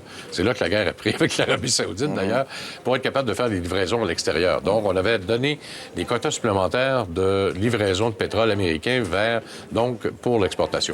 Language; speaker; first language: French; native; French